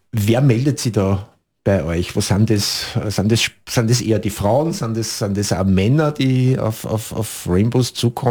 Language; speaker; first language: German; native; German